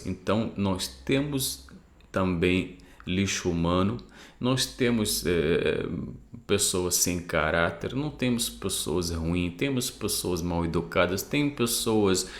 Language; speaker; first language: Portuguese; non-native, fluent; Arabic